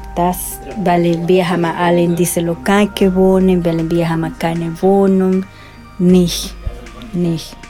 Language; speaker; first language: German; non-native, fluent; Spanish